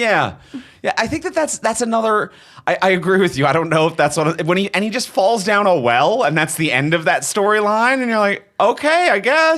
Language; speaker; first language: English; native; English